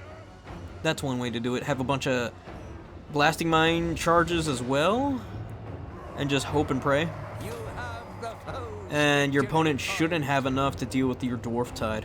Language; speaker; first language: English; native; English